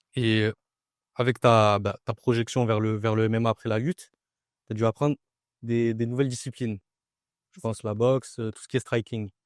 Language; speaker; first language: French; native; French